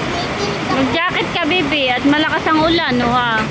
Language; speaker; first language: Filipino; native; Filipino